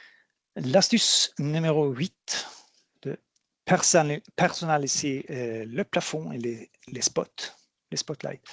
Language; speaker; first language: French; non-native, fluent; Swedish